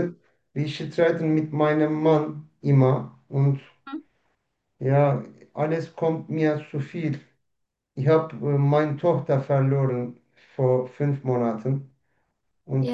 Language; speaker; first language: German; non-native, learner; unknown